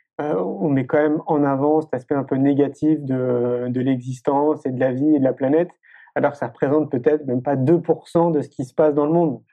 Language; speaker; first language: French; native; French